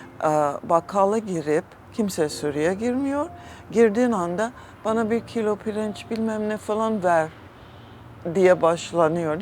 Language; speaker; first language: Turkish; non-native, fluent; English